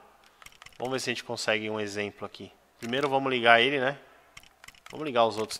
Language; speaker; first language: Portuguese; native; Portuguese